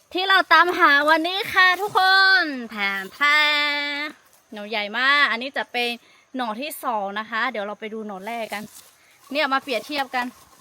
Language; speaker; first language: Thai; non-native, local second language; Lahu